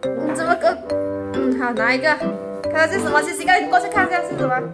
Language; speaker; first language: Chinese; native; Chinese